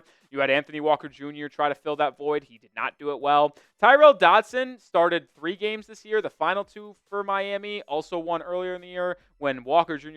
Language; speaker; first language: English; native; English